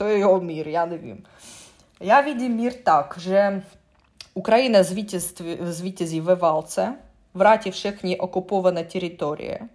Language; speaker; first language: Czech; non-native, learner; Russian